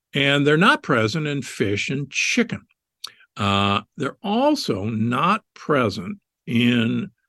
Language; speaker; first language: English; native; English